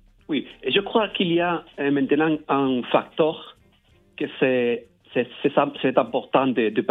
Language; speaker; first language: French; non-native, learner; Spanish